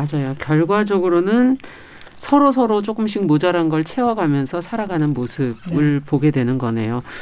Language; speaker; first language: Korean; native; Korean